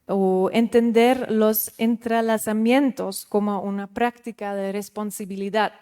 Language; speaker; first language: Spanish; non-native, fluent; Dutch